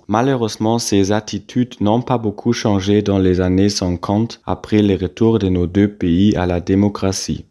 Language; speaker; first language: French; non-native, fluent; German